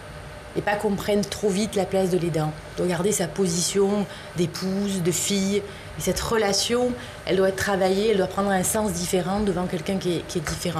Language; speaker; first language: French; native; French